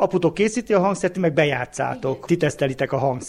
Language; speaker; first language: Hungarian; native; Hungarian